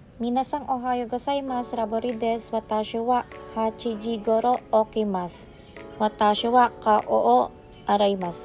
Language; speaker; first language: Japanese; non-native, learner; Filipino